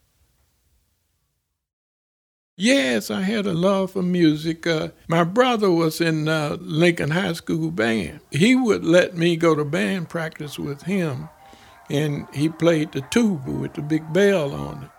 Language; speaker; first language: English; native; English